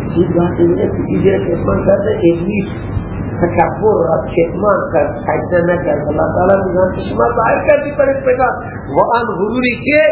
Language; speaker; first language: Persian; non-native, local second language; Baluchi